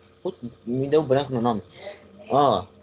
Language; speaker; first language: Portuguese; native; Portuguese